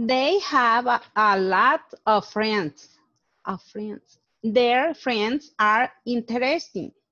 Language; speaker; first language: English; non-native, learner; Spanish